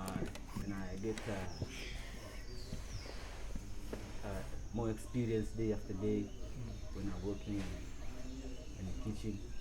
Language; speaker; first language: English; non-native, local second language; Swahili